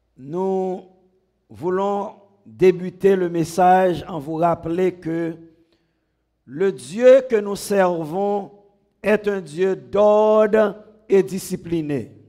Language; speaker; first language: French; native; French